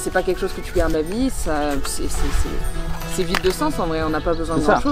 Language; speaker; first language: French; native; French